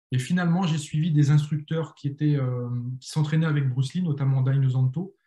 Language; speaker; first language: French; native; French